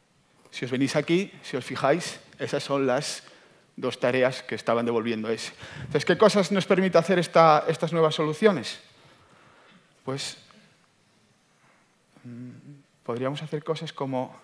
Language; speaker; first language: Spanish; native; Spanish